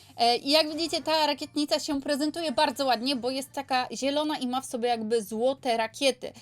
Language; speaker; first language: Polish; native; Polish